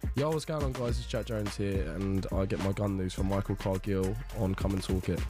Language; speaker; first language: English; non-native, fluent; Spanish